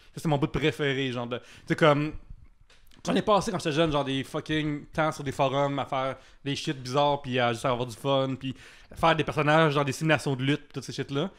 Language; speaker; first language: French; native; French